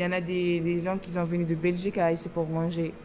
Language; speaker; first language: French; non-native, fluent; Arabic